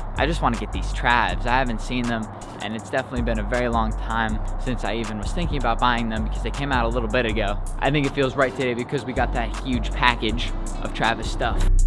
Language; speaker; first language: English; native; English